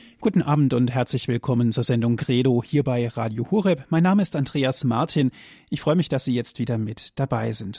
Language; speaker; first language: German; native; German